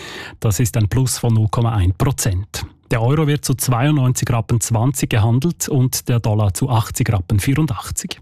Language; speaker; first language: German; native; German